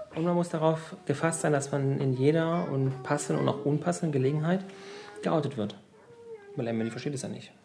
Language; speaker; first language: German; native; German